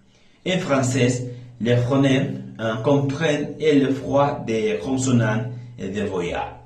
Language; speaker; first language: French; non-native, learner; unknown